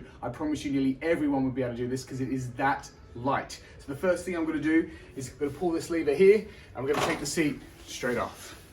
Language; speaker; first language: English; native; English